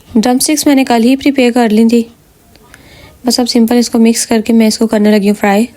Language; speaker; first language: Urdu; non-native, local second language; Punjabi